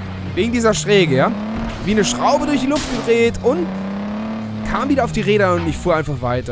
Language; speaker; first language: German; native; German